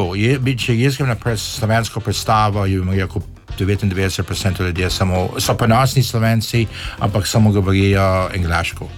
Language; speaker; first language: Slovenian; early bilingual, heritage; Slovenian